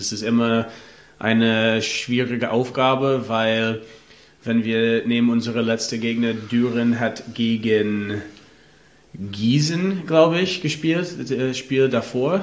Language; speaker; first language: German; non-native, learner; English